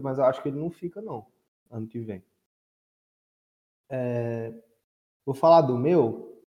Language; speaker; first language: Portuguese; native; Portuguese